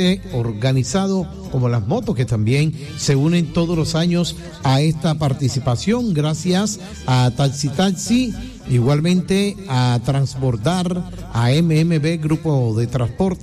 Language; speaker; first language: Spanish; native; Spanish